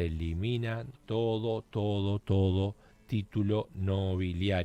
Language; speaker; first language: Spanish; native; Spanish